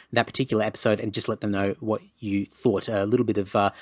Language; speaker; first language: English; native; English